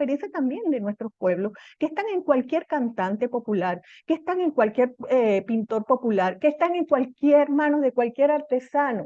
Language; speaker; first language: Spanish; native; Spanish